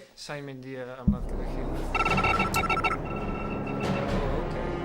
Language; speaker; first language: Welsh; non-native, local second language; English